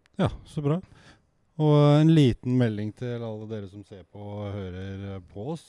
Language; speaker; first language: Norwegian; native; Norwegian